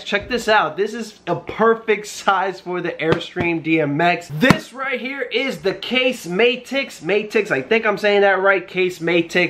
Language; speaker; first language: English; native; English